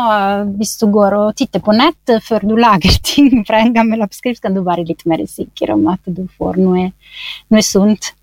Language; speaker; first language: Norwegian; non-native, fluent; Italian